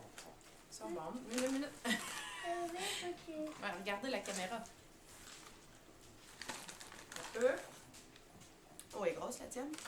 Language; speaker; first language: French; native; French